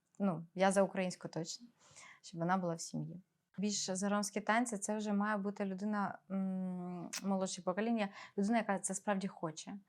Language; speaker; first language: Ukrainian; non-native, local second language; Russian